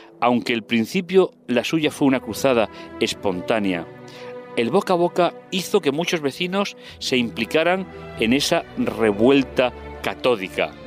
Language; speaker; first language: Spanish; native; Spanish